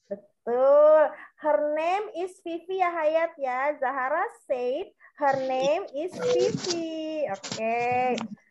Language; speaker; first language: English; non-native, learner; Indonesian